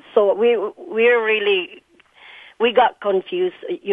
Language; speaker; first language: English; non-native, local second language; Cebuano